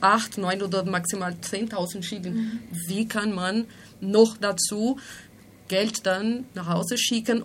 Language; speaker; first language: German; non-native, fluent; Spanish